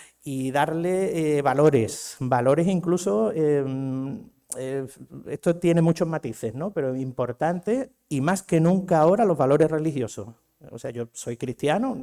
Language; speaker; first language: Spanish; native; Spanish